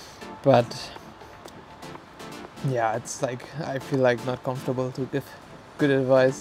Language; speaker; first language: English; non-native, fluent; German